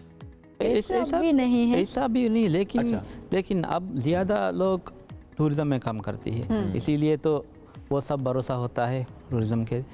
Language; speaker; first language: Hindi; non-native, learner; Divehi